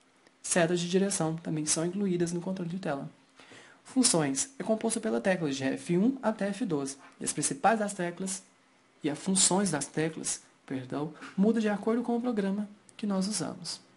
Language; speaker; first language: Portuguese; native; Portuguese